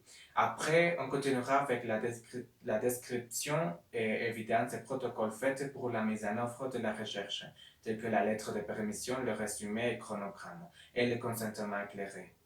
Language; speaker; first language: French; non-native, learner; Spanish